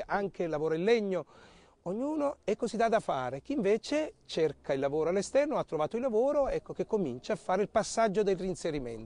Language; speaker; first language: Italian; native; Italian